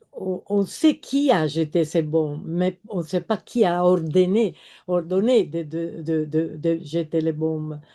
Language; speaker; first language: French; non-native, fluent; Italian